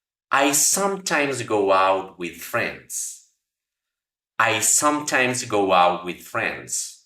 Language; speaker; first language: English; non-native, fluent; Spanish